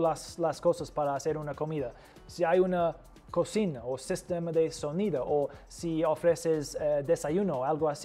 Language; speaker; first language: Spanish; non-native, fluent; English